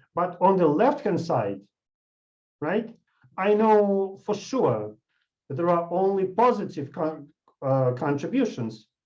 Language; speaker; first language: English; non-native, fluent; Russian